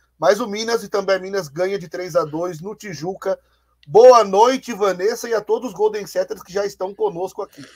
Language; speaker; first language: Portuguese; native; Portuguese